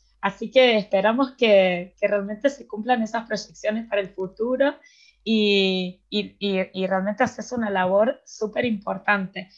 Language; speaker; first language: Spanish; native; Spanish